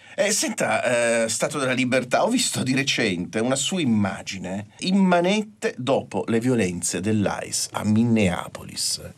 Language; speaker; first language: Italian; native; Italian